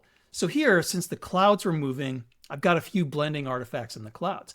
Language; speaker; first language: English; native; English